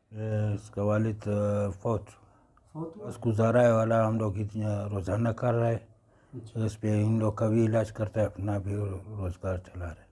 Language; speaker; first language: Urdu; non-native, local second language; Pashto